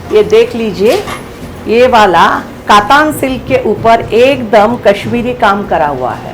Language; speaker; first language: Hindi; non-native, local second language; Bangla